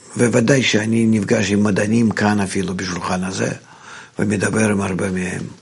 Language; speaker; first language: Hebrew; non-native, fluent; Russian